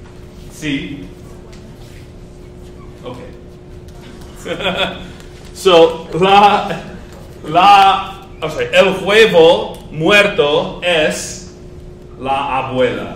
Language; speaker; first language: Spanish; non-native, fluent; English